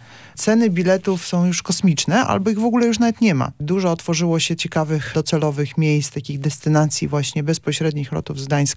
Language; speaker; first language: Polish; native; Polish